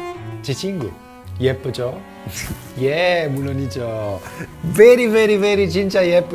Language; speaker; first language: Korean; non-native, learner; Italian